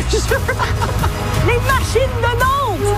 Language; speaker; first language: French; native; French